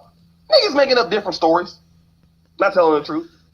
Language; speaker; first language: English; native; English